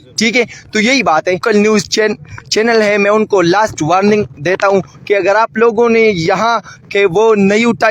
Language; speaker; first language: Urdu; native; Urdu